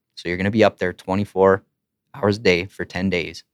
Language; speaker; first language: English; native; English